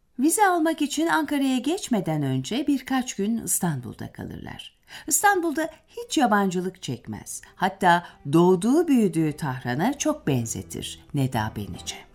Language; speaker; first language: Turkish; native; Turkish